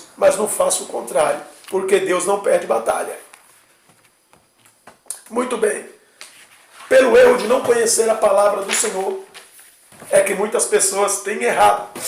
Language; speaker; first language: Portuguese; native; Portuguese